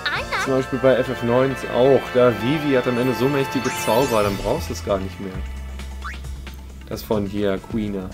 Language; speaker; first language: German; native; German